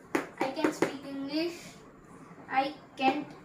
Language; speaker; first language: English; non-native, local second language; Telugu